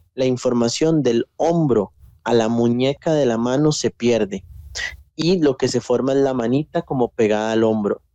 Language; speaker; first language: Spanish; native; Spanish